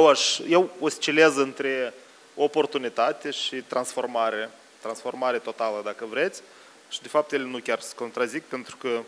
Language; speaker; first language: Romanian; native; Romanian